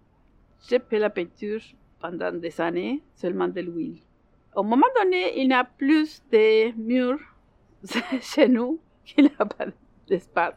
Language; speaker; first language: French; non-native, learner; Spanish